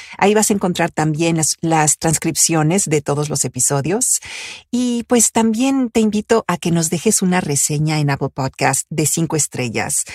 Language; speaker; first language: Spanish; early bilingual, other home language; Italian